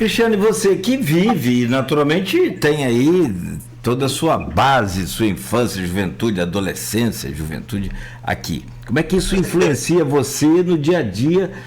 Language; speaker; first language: Portuguese; native; Portuguese